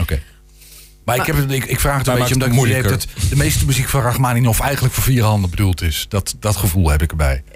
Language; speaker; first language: Dutch; native; Dutch